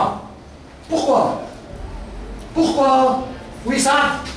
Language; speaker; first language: French; non-native, fluent; Arabic